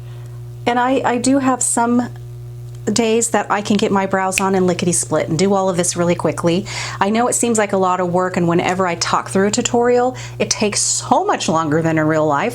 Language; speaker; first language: English; native; English